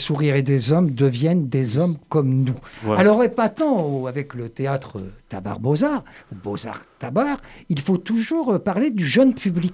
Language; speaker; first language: French; native; French